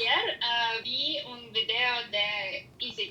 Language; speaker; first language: Spanish; non-native, learner; German